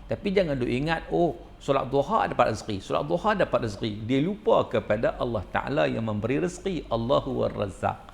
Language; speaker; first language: Malay; native; Malay